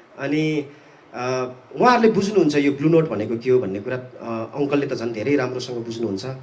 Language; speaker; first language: Nepali; non-native, local second language; Eastern Tamang